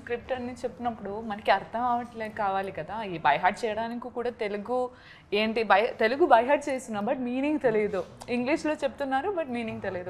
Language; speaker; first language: Telugu; non-native, learner; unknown